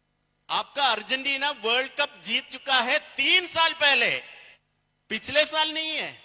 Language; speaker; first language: Hindi; non-native, fluent; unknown